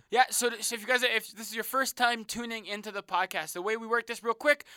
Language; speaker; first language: English; native; English